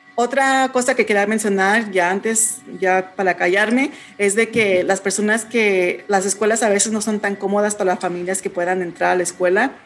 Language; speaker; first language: Spanish; early bilingual, heritage; Spanish